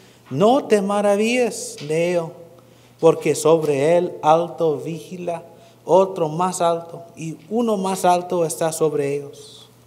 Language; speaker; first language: Spanish; non-native, fluent; English